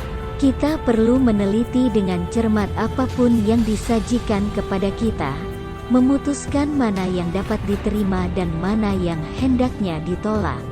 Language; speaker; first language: Indonesian; native; Indonesian